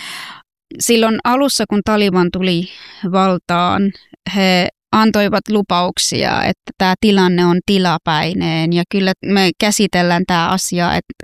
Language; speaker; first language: Finnish; non-native, fluent; Persian